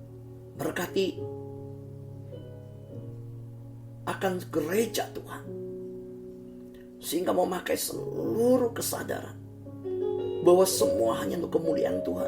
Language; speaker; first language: Indonesian; native; Indonesian